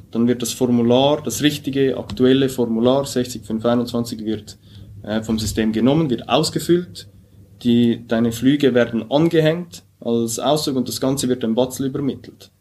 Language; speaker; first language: German; native; German